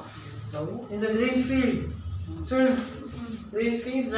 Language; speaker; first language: English; non-native, fluent; German